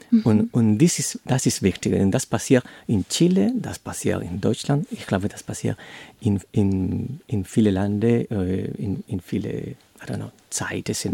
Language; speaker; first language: German; non-native, learner; Spanish